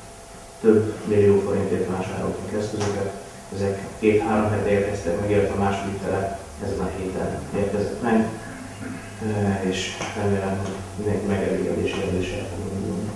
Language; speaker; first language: Hungarian; native; Hungarian